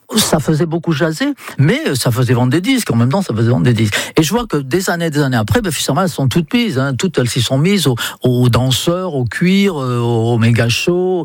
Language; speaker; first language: French; non-native, fluent; English